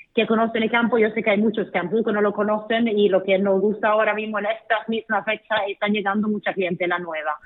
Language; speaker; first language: Spanish; non-native, fluent; Swedish